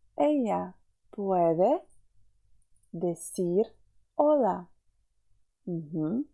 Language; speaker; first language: Spanish; non-native, fluent; Ukrainian